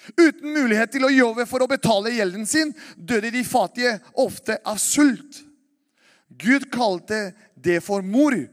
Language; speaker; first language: Norwegian; non-native, fluent; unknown